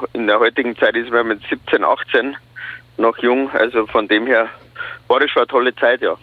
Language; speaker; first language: German; native; German